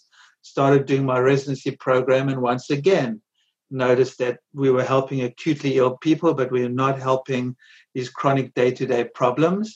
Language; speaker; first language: English; native; English